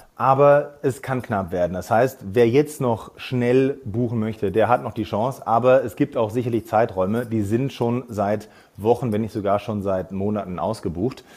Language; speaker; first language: German; native; German